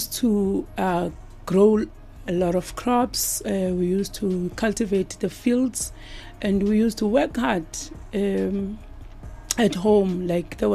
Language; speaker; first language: English; non-native, local second language; Xhosa